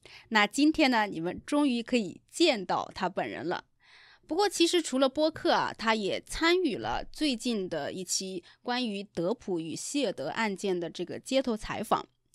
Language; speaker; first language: Chinese; native; Chinese